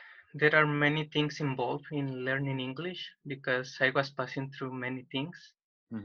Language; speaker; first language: English; non-native, fluent; Spanish